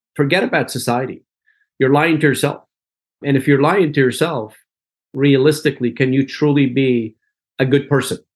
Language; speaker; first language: English; early bilingual, other home language; Arabic